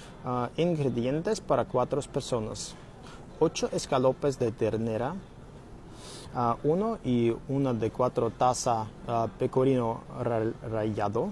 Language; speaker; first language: Spanish; non-native, learner; Russian